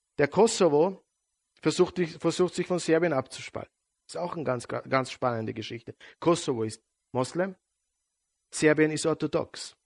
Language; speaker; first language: German; non-native, fluent; Serbian